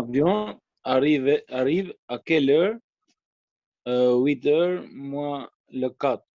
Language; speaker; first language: French; non-native, learner; Albanian